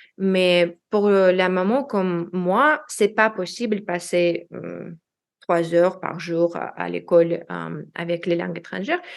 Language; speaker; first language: French; non-native, learner; Russian